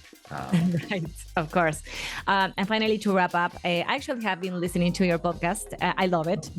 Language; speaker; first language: English; non-native, fluent; Spanish